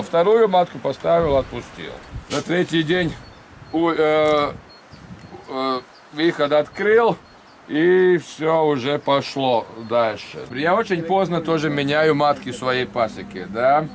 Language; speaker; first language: Russian; non-native, fluent; Latvian